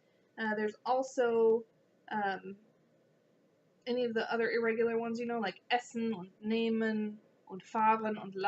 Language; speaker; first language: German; non-native, fluent; English